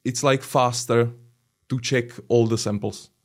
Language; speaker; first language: English; non-native, learner; Czech